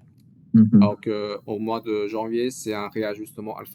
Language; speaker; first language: French; native; French